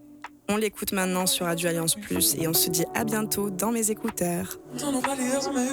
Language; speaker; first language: French; native; French